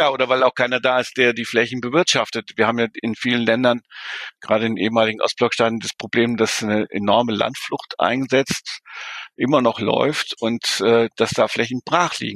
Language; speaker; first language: German; native; German